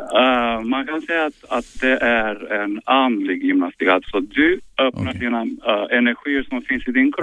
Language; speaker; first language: Swedish; non-native, fluent; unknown